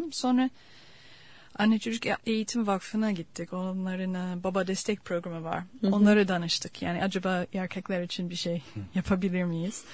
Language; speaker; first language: Turkish; non-native, fluent; English